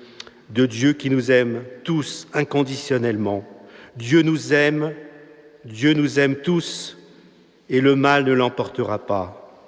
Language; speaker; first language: French; native; French